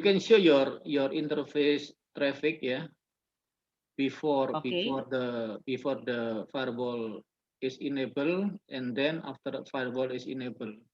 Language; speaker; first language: English; non-native, learner; Indonesian